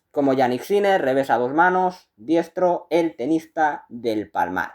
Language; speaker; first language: Spanish; native; Spanish